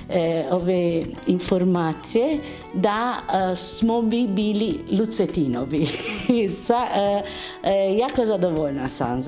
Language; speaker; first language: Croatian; early bilingual, heritage; Italian